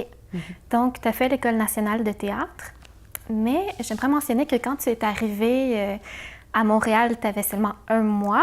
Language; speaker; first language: French; native; French